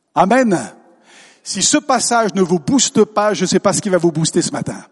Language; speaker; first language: French; native; French